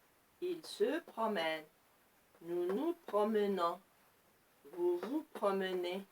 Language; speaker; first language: French; non-native, local second language; Arabic